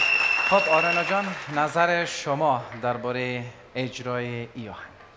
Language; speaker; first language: Persian; native; Persian